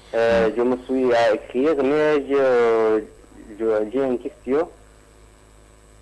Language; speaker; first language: French; non-native, learner; Arabic